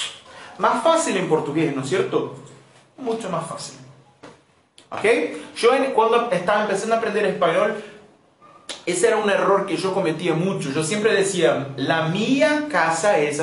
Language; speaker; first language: Spanish; non-native, fluent; Portuguese